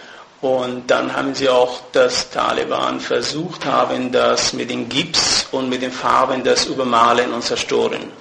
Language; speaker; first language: German; non-native, fluent; Persian